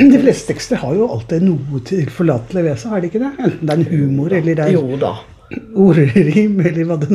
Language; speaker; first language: Norwegian; native; Norwegian